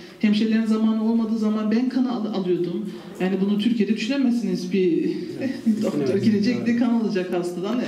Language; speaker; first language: Turkish; early bilingual, heritage; Turkish